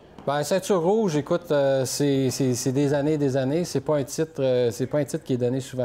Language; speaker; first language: French; native; French